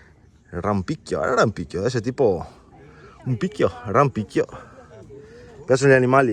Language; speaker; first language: Italian; native; Italian